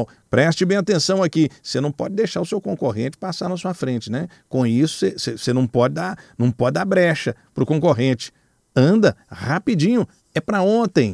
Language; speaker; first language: Portuguese; native; Portuguese